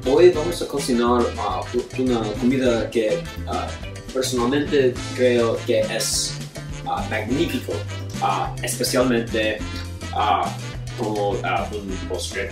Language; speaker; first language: Spanish; non-native, learner; English